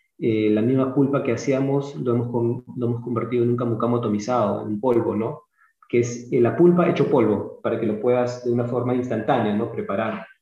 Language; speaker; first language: Spanish; early bilingual, heritage; Spanish